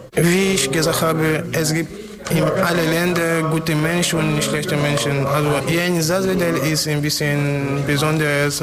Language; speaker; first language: German; non-native, learner; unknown